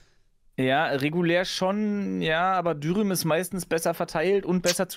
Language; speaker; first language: German; native; German